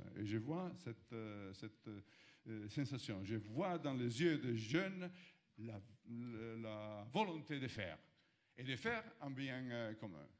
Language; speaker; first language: French; non-native, fluent; Italian